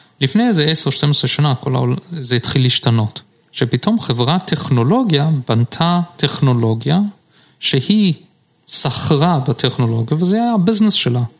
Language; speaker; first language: Hebrew; early bilingual, heritage; Hebrew